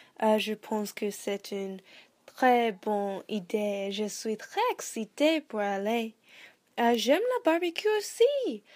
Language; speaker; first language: French; non-native, learner; English